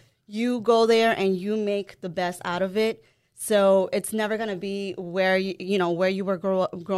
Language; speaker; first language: English; non-native, fluent; Spanish